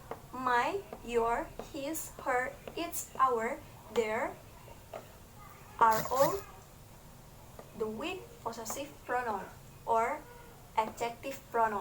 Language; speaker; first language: English; non-native, learner; Indonesian